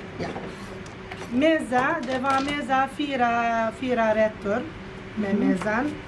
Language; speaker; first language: Swedish; non-native, learner; Arabic